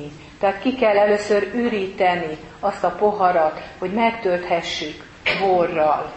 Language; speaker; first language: Hungarian; native; Hungarian